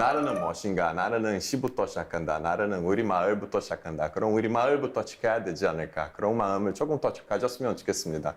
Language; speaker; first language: Korean; non-native, fluent; Portuguese